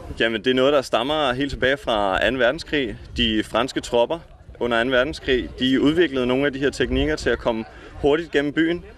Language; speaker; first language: Danish; native; Danish